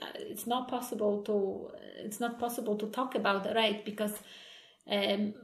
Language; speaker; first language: English; non-native, fluent; Polish